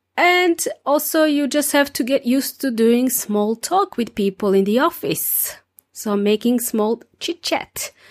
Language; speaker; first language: English; non-native, fluent; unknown